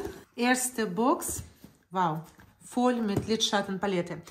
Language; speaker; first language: German; non-native, learner; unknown